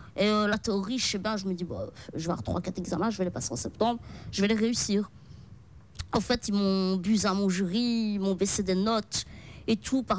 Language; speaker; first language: French; early bilingual, other home language; Arabic